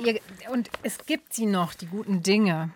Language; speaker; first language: German; native; German